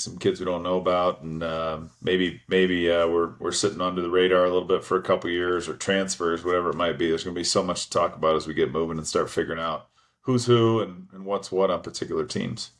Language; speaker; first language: English; native; English